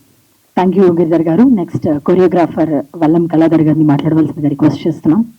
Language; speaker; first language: Telugu; native; Telugu